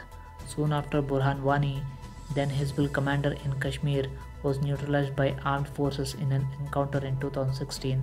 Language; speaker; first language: English; non-native, local second language; Telugu